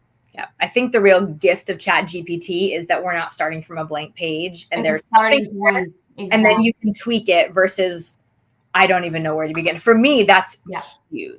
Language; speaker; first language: English; native; English